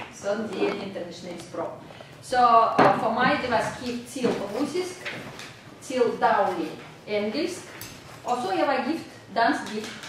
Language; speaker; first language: Danish; non-native, fluent; Russian